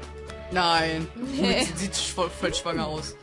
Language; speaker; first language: German; native; German